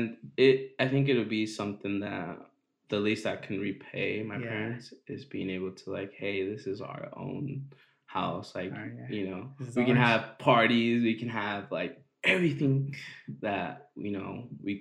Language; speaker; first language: English; native; English